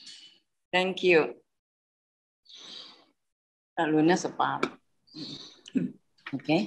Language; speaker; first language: English; non-native, fluent; Indonesian